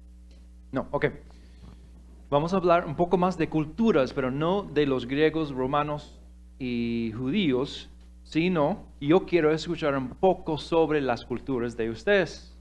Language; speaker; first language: Spanish; non-native, fluent; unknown